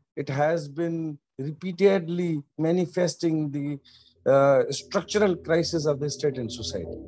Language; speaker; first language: English; non-native, local second language; Sindhi